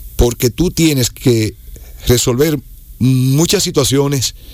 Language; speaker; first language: Spanish; native; Spanish